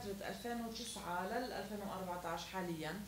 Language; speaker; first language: Arabic; native; Arabic